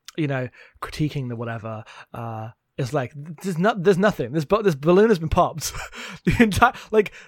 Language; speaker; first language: English; native; English